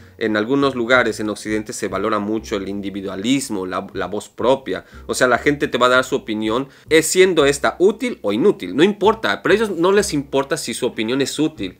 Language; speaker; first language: Spanish; native; Spanish